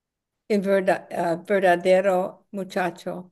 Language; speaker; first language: Spanish; non-native, learner; English